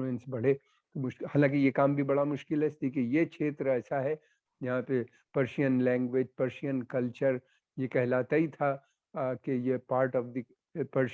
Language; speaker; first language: Hindi; native; Hindi